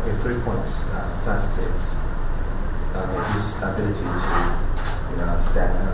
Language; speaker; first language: English; non-native, fluent; Chinese